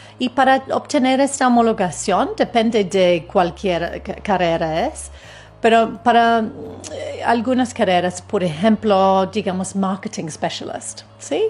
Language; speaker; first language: Spanish; non-native, fluent; English